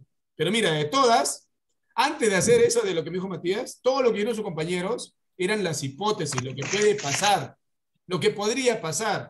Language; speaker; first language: Spanish; native; Spanish